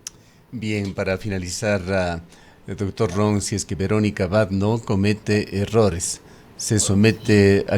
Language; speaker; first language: Spanish; native; Spanish